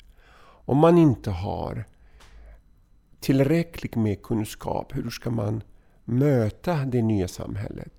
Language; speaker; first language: Swedish; non-native, fluent; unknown